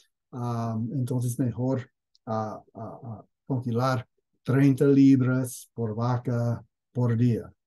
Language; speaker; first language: Spanish; non-native, fluent; English